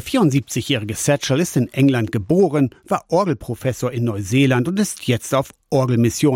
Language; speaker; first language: German; native; German